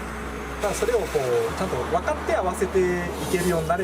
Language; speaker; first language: Japanese; native; Japanese